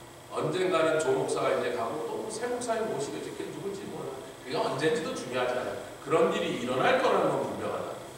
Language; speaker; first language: Korean; native; Korean